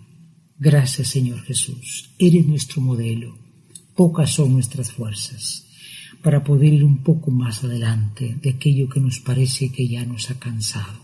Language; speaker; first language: Spanish; native; Spanish